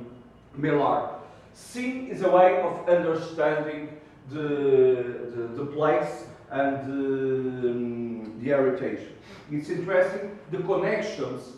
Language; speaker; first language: English; non-native, learner; Portuguese